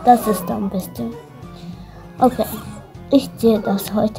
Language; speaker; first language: German; non-native, learner; Arabic